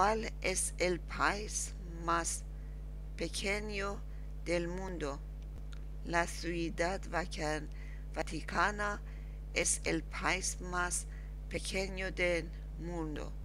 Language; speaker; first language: Spanish; non-native, learner; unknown